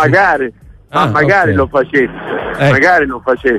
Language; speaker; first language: Italian; native; Italian